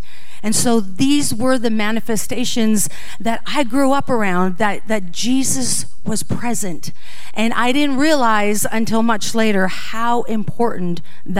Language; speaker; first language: English; early bilingual, other home language; Dutch